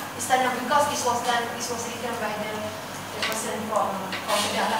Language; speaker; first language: English; non-native, local second language; Malay